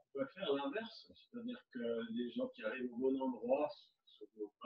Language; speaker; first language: French; native; French